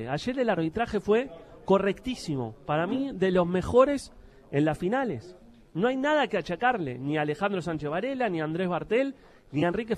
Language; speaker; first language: Spanish; native; Spanish